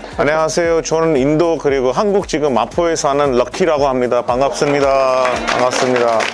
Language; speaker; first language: Korean; non-native, fluent; Hindi